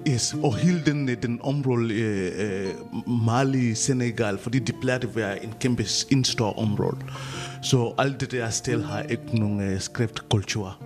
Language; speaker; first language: Danish; non-native, fluent; Mandingo